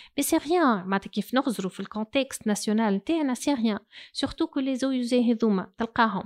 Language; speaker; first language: French; non-native, local second language; Arabic